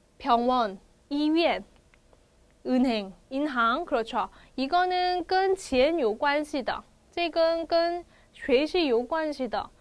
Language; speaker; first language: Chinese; non-native, fluent; Korean